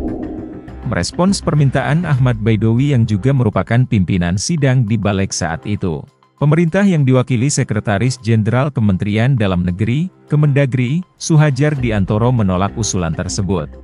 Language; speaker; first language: Indonesian; native; Indonesian